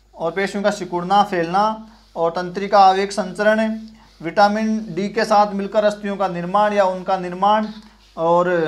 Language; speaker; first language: Hindi; native; Hindi